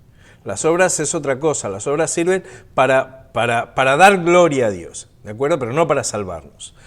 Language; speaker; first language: Spanish; native; Spanish